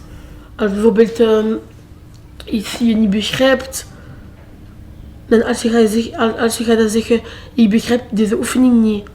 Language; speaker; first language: Dutch; non-native, local second language; French